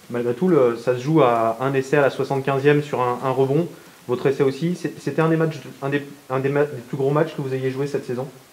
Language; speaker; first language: French; native; French